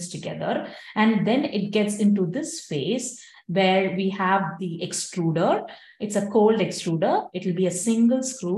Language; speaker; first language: English; non-native, local second language; Tamil